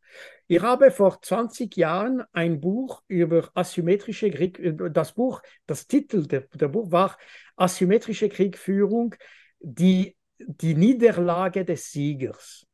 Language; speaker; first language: German; non-native, fluent; French